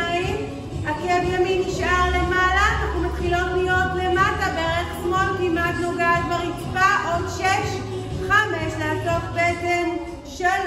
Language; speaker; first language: Hebrew; native; Hebrew